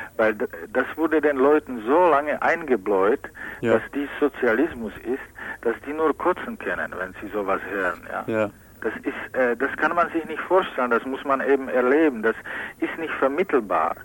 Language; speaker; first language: German; non-native, fluent; Czech